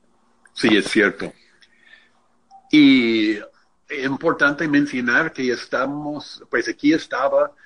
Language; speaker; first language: Spanish; non-native, fluent; English